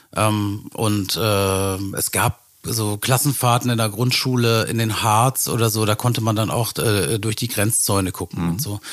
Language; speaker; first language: German; native; German